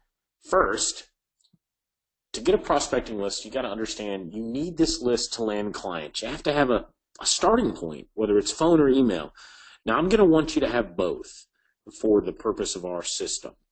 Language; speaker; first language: English; native; English